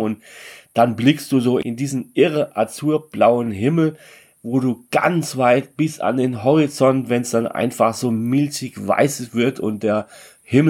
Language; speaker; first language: German; native; German